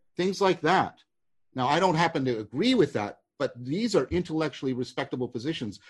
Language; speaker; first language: English; native; English